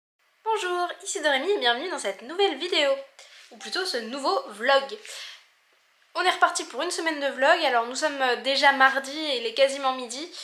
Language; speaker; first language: French; native; French